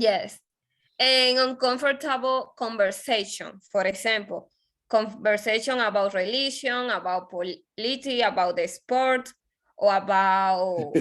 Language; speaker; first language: English; non-native, learner; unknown